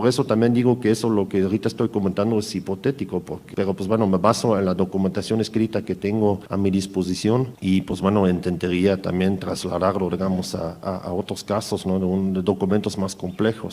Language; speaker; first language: Spanish; native; Spanish